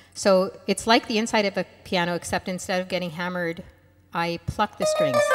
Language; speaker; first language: English; non-native, fluent; Arabic